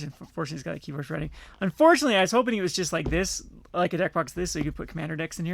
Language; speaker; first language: English; native; English